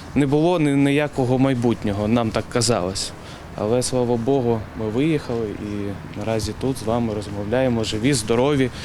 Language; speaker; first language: Ukrainian; native; Ukrainian